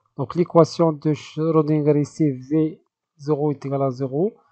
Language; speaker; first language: French; non-native, local second language; Arabic